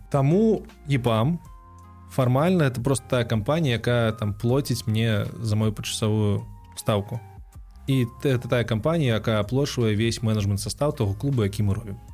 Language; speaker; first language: Belarusian; non-native, local second language; Russian